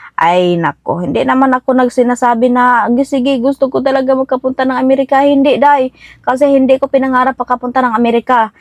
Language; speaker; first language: Filipino; non-native, local second language; Cebuano